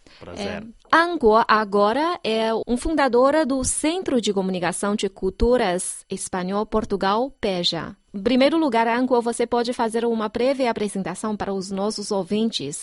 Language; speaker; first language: Portuguese; non-native, fluent; Chinese